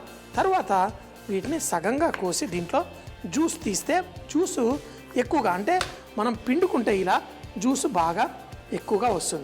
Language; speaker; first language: Telugu; native; Telugu